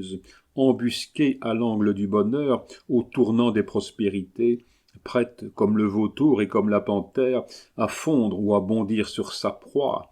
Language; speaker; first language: French; native; French